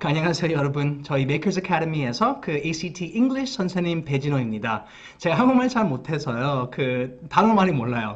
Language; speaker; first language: Korean; early bilingual, heritage; English